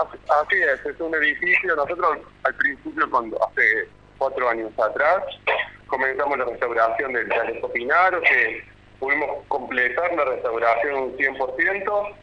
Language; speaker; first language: Spanish; native; Spanish